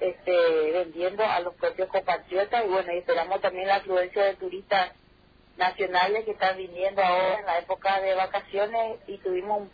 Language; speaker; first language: Spanish; native; Spanish